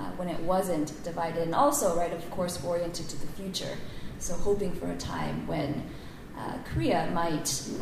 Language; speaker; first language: English; native; English